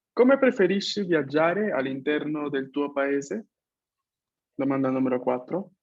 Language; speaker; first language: Italian; non-native, fluent; Spanish